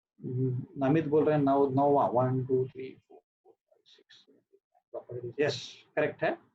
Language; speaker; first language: Hindi; non-native, local second language; Marathi